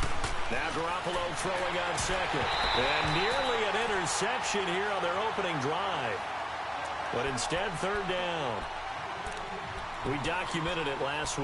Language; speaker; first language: English; native; English